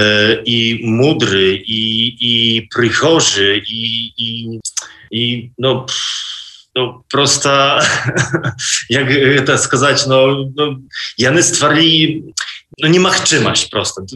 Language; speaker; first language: Belarusian; non-native, local second language; Polish